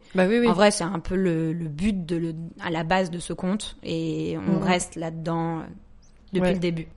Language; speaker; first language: French; native; French